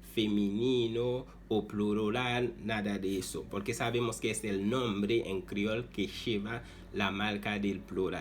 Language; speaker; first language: Spanish; non-native, fluent; Haitian Creole